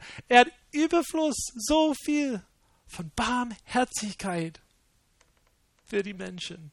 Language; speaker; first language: German; non-native, fluent; English